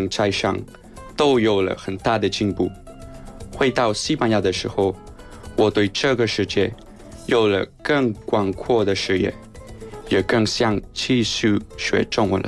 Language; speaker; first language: Chinese; non-native, fluent; Spanish